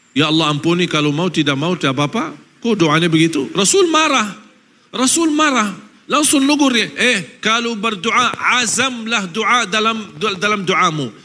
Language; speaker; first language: Malay; non-native, fluent; Arabic